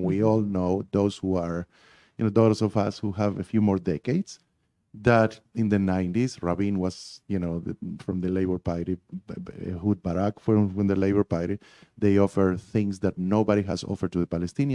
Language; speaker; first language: English; non-native, fluent; Spanish